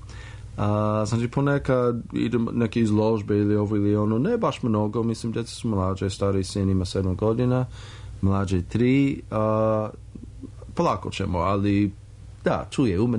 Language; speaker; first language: Serbian; non-native, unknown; English